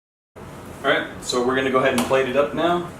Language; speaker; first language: English; native; English